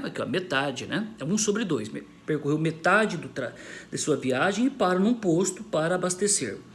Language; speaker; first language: Portuguese; native; Portuguese